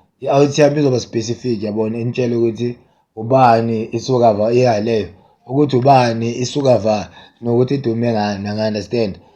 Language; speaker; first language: Zulu; native; Zulu